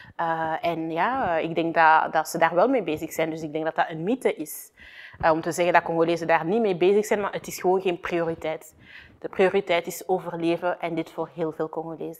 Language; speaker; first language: Dutch; early bilingual, other home language; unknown